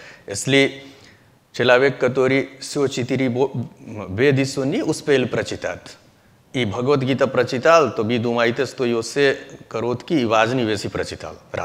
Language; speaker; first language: Russian; non-native, learner; Hindi